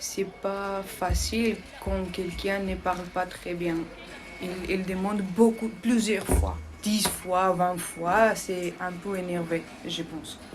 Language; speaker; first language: French; non-native, learner; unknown